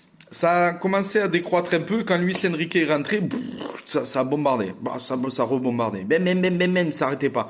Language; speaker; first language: French; native; French